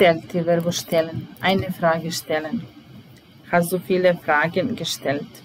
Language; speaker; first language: German; non-native, fluent; Italian